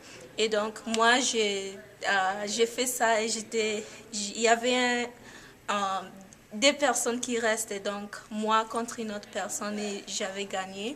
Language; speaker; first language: French; non-native, learner; English